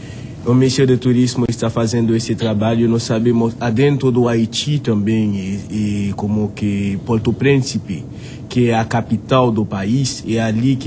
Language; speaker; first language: Portuguese; non-native, fluent; Haitian Creole